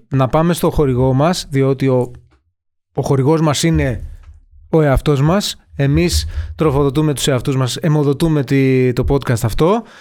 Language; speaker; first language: Greek; native; Greek